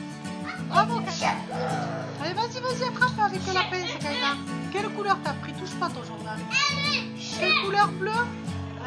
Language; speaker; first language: French; native; French